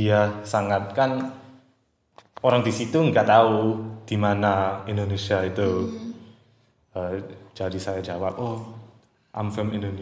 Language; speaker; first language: Indonesian; early bilingual, heritage; English